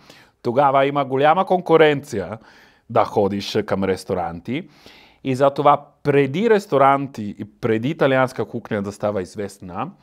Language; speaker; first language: Bulgarian; non-native, learner; Italian